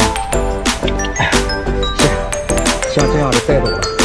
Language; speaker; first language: Chinese; native; Chinese